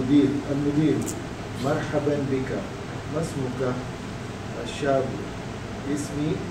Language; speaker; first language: Arabic; non-native, learner; Urdu